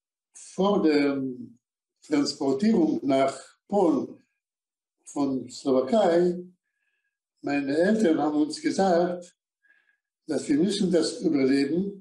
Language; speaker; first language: German; non-native, fluent; Slovak